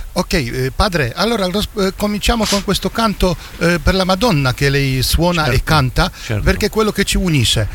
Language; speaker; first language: Italian; non-native, fluent; Polish